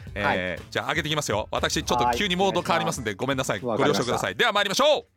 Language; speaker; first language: Japanese; non-native, fluent; German